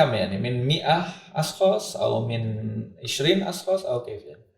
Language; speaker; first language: Arabic; non-native, fluent; Indonesian